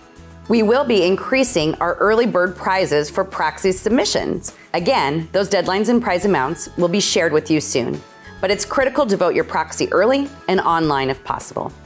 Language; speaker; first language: English; native; English